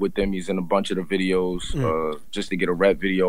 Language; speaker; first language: English; native; English